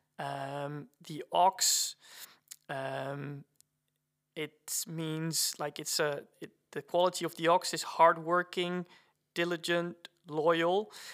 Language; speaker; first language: English; non-native, fluent; Dutch